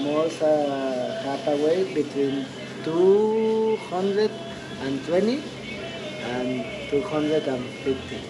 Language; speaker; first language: English; non-native, learner; Spanish